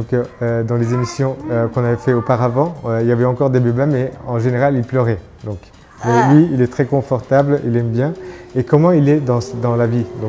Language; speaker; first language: French; non-native, fluent; Turkish